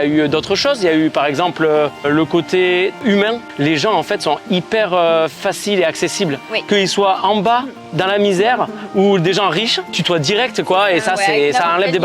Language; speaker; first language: French; native; French